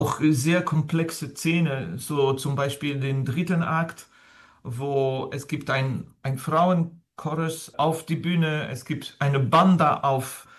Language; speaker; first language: German; non-native, fluent; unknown